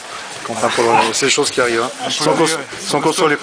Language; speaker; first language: French; native; French